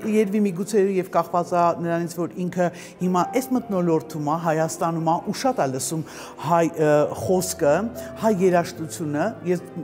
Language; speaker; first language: Armenian; native; Armenian